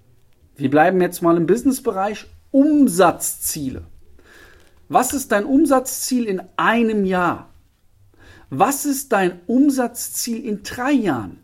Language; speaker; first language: German; native; German